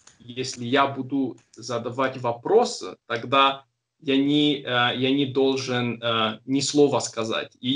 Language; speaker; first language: Russian; non-native, learner; Hungarian